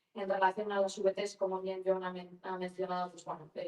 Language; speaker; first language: Spanish; non-native, local second language; Basque